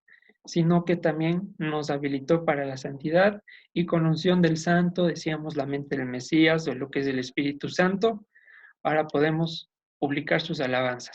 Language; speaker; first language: Spanish; native; Spanish